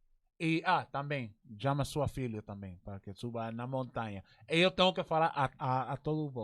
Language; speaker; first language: Portuguese; non-native, learner; English